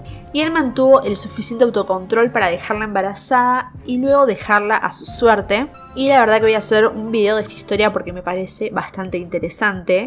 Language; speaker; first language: Spanish; native; Spanish